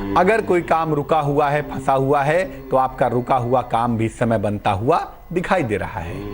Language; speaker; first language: Hindi; native; Hindi